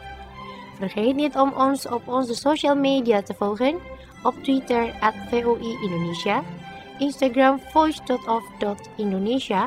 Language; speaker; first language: Dutch; non-native, fluent; Indonesian